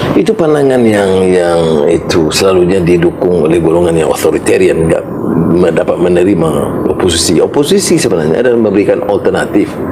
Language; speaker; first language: Malay; native; Malay